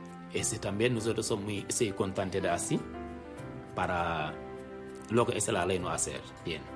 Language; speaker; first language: Spanish; non-native, learner; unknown